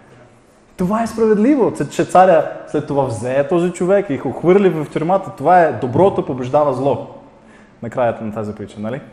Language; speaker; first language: Bulgarian; non-native, fluent; Russian